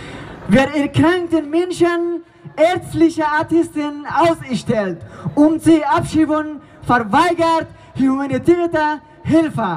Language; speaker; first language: German; non-native, learner; Persian